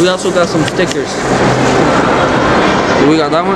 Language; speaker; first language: English; early bilingual, other home language; Spanish